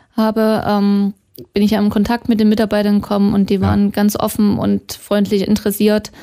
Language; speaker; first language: German; native; German